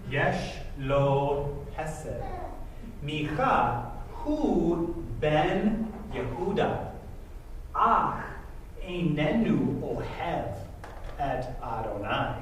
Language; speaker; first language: Hebrew; non-native, fluent; English